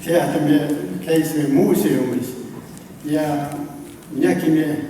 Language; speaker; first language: Estonian; non-native, local second language; Russian